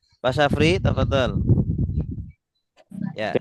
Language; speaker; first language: Indonesian; native; Indonesian